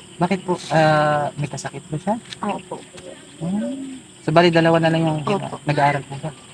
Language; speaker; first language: Filipino; non-native, local second language; Waray